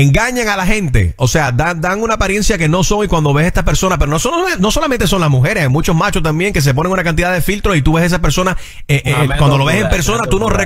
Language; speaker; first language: Spanish; native; Spanish